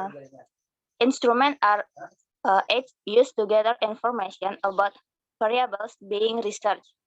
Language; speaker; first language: English; non-native, learner; Indonesian